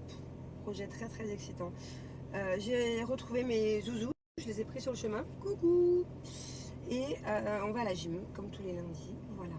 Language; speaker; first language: French; native; French